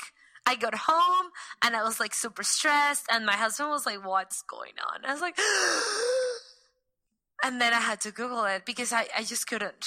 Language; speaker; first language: English; non-native, fluent; Spanish